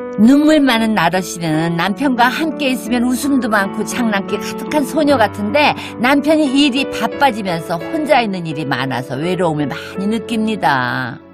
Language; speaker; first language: Korean; native; Korean